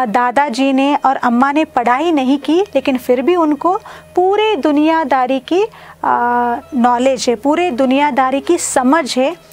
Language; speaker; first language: Hindi; non-native, local second language; Kannada